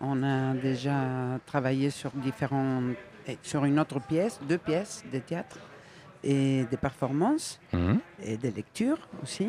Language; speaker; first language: French; non-native, fluent; Spanish